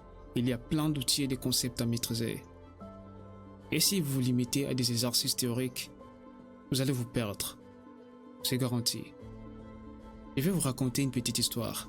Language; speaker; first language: French; native; French